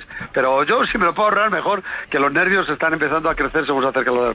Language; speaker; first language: Spanish; native; Spanish